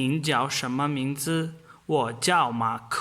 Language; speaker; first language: Chinese; non-native, fluent; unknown